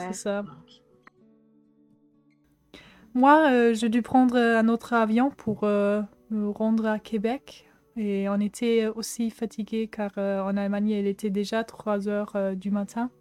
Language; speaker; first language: French; non-native, fluent; German